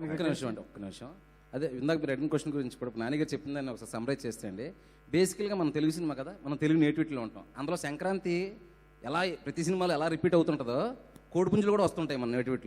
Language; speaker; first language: Telugu; native; Telugu